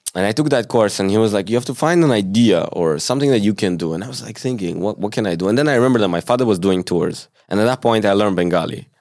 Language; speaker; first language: English; early bilingual, other home language; Hebrew